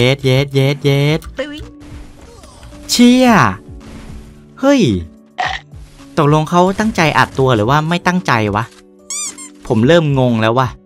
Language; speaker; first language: Thai; native; Thai